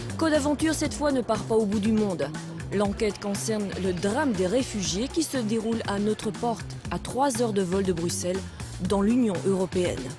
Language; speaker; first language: French; native; French